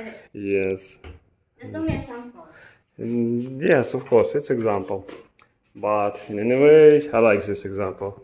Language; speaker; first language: English; non-native, learner; Russian